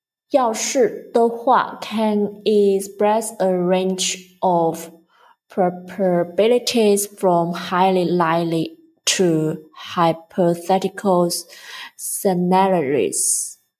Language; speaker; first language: English; non-native, fluent; Chinese